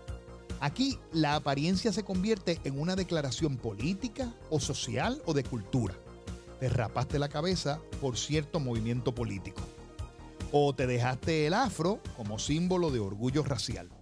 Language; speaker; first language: Spanish; native; Spanish